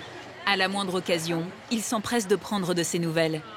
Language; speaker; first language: French; native; French